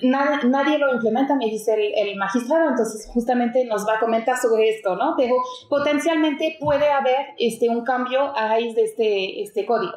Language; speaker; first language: Spanish; native; Spanish